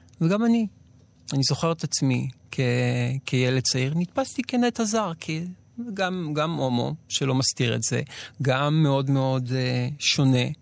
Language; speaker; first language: Hebrew; native; Hebrew